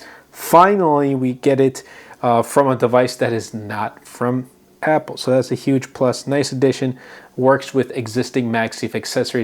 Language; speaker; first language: English; native; English